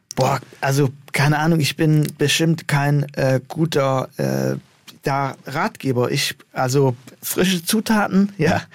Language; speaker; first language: German; native; German